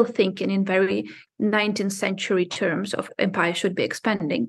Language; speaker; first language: English; non-native, fluent; Ukrainian